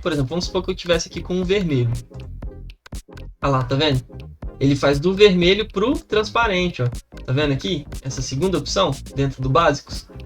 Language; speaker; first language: Portuguese; native; Portuguese